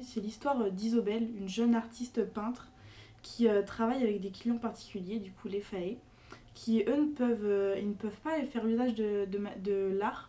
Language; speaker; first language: French; native; French